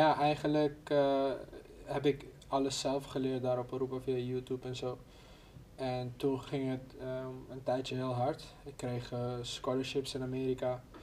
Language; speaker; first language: Dutch; non-native, local second language; Papiamento